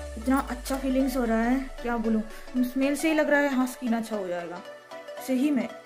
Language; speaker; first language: Hindi; native; Hindi